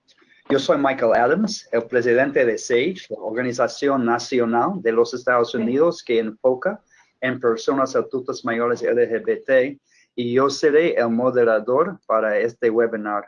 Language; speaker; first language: Spanish; non-native, fluent; English